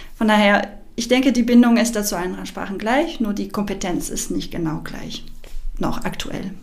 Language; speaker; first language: German; non-native, fluent; French